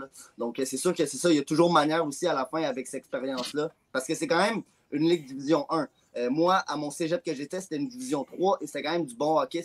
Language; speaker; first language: French; native; French